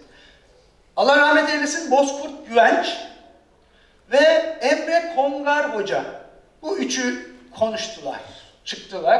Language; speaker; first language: Turkish; native; Turkish